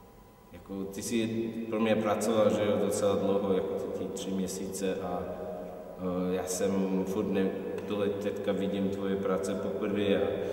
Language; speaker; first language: Czech; non-native, fluent; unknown